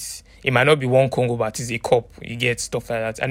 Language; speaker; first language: English; non-native, local second language; Yoruba